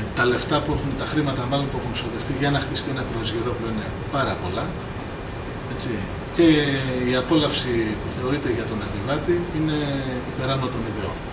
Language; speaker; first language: Greek; early bilingual, heritage; Greek